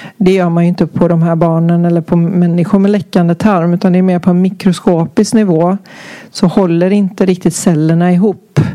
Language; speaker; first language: Swedish; native; Swedish